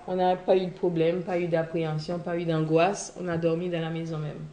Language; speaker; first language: French; non-native, local second language; Haitian Creole